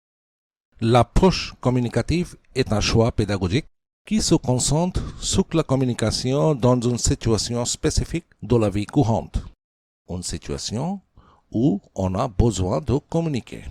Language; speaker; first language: French; non-native, fluent; Bangla